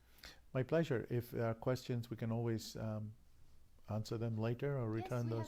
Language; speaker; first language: English; native; English